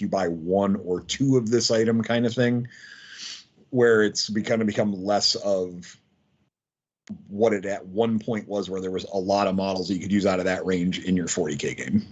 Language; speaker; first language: English; native; English